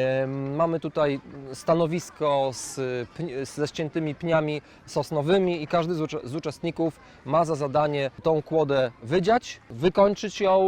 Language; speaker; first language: Polish; native; Polish